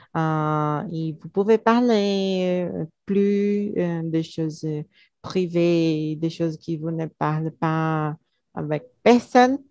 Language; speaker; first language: French; non-native, learner; Portuguese